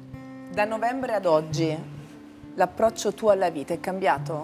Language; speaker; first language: Italian; native; Italian